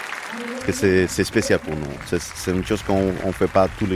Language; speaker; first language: French; non-native, fluent; Spanish